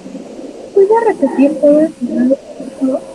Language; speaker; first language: Spanish; native; Spanish